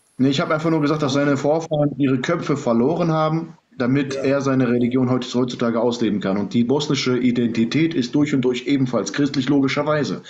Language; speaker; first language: German; early bilingual, other home language; Serbian